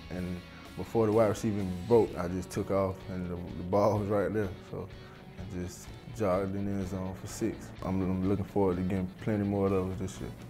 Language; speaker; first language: English; native; English